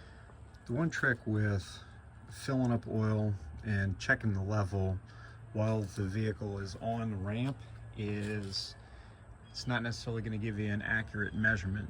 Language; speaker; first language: English; native; English